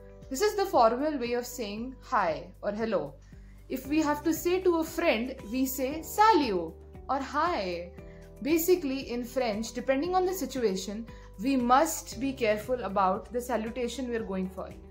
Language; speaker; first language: English; non-native, local second language; Marathi